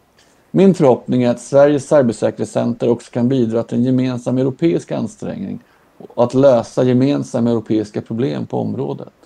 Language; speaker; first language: Swedish; native; Swedish